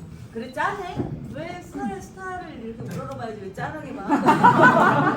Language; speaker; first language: Korean; native; Korean